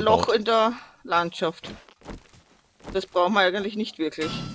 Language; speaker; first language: German; native; German